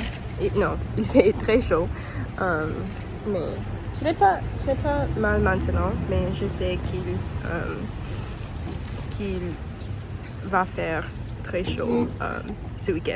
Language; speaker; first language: French; non-native, learner; English